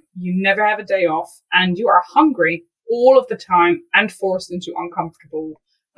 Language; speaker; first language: English; non-native, fluent; Dutch